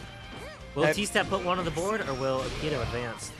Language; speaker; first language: English; native; English